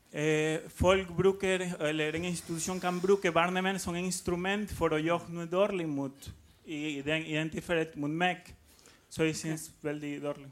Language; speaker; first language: Norwegian; non-native, learner; Spanish